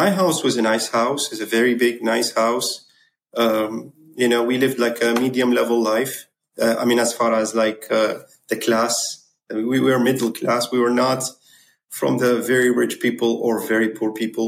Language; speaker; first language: English; non-native, fluent; Arabic